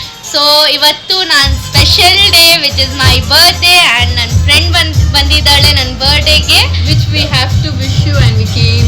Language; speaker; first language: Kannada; non-native, local second language; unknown